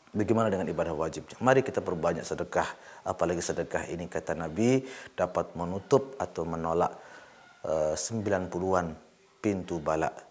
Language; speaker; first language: Malay; non-native, local second language; Sasak